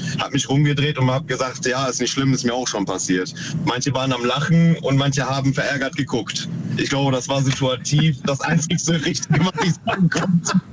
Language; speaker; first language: German; native; German